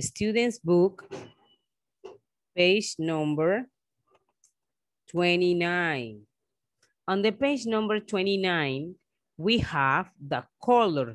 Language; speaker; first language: English; non-native, fluent; Spanish